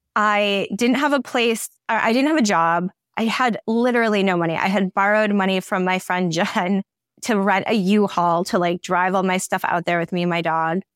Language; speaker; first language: English; native; English